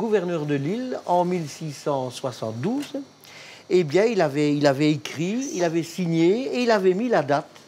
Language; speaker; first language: French; native; French